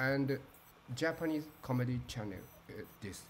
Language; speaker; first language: English; non-native, learner; Japanese